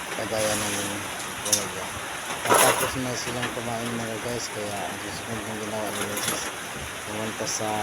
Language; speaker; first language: Filipino; non-native, local second language; Cebuano